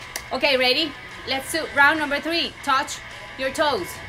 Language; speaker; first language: English; non-native, fluent; Spanish